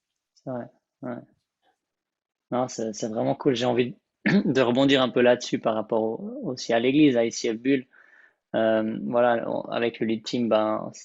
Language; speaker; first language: French; native; French